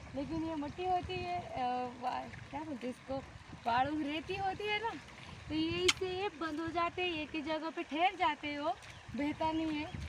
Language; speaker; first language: Hindi; non-native, local second language; Marathi